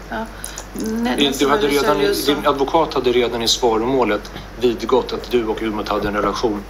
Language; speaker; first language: Swedish; native; Swedish